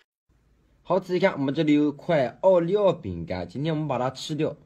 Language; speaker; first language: Chinese; native; Chinese